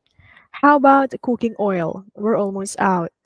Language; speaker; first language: English; non-native, fluent; Vietnamese